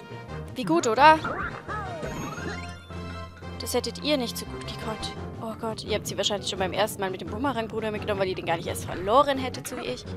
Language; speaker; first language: German; native; German